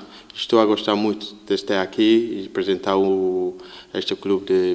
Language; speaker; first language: Portuguese; non-native, learner; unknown